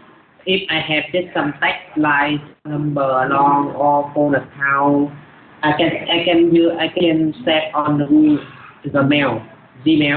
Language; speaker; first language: English; non-native, learner; Vietnamese